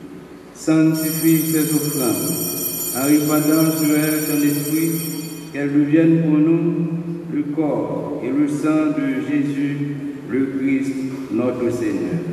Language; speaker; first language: French; non-native, local second language; Haitian Creole